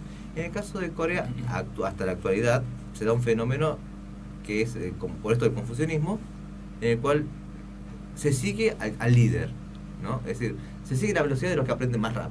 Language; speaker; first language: Spanish; early bilingual, other home language; Korean